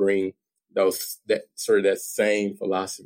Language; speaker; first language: English; native; English